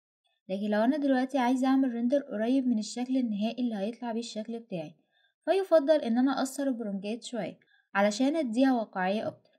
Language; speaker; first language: Arabic; native; Arabic